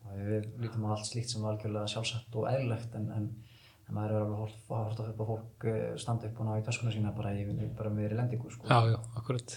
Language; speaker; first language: Icelandic; early bilingual, heritage; Icelandic